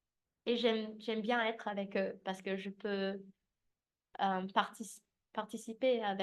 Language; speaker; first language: French; early bilingual, heritage; English